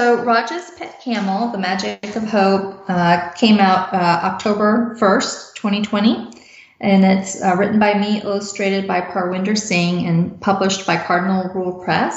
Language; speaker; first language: English; native; English